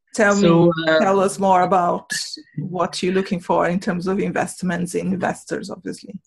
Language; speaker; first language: English; non-native, fluent; Portuguese